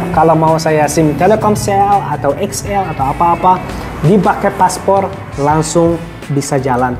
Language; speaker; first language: Indonesian; non-native, fluent; Arabic